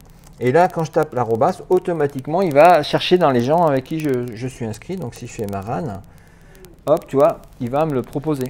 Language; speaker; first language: French; native; French